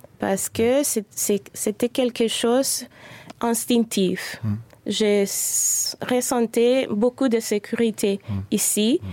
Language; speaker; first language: French; non-native, fluent; Spanish